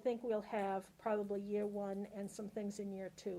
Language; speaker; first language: English; native; English